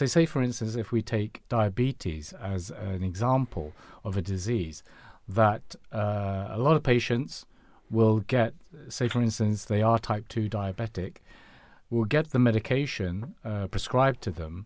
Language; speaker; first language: English; non-native, local second language; Cantonese